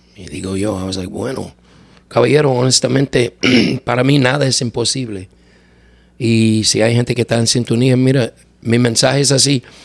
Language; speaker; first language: Spanish; non-native, learner; English